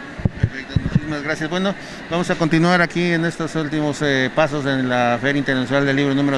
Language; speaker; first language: Spanish; native; Spanish